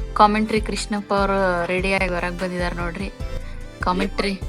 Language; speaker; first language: Kannada; native; Kannada